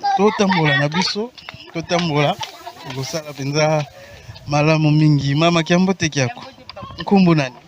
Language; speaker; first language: Lingala; non-native, local second language; Kongo